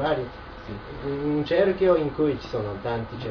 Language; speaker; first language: Italian; non-native, learner; Japanese